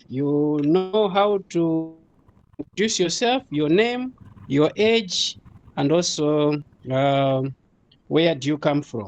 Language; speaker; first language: English; non-native, fluent; Nyanja